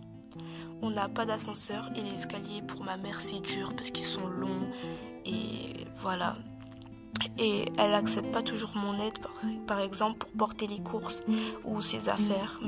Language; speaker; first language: French; native; French